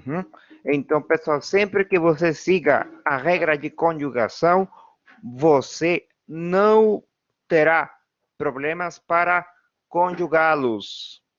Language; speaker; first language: Portuguese; non-native, fluent; Spanish